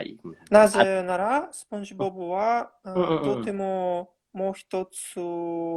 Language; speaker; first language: Japanese; non-native, learner; Russian